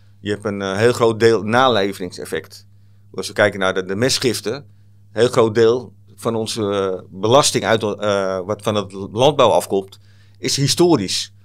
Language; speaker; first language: Dutch; native; Dutch